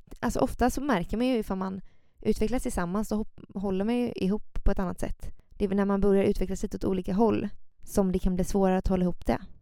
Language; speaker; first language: Swedish; native; Swedish